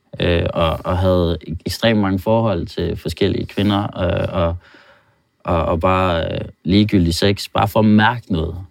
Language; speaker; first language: Danish; non-native, fluent; Norwegian